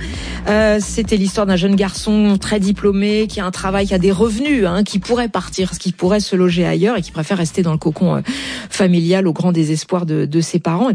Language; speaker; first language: French; native; French